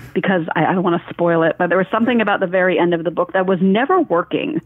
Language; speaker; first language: English; native; English